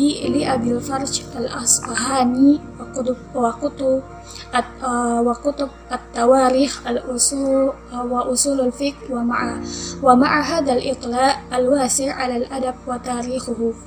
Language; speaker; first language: Arabic; non-native, learner; Indonesian